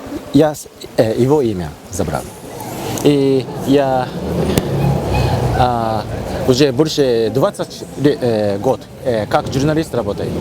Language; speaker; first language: Russian; non-native, learner; Japanese